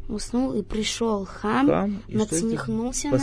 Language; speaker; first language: Russian; native; Russian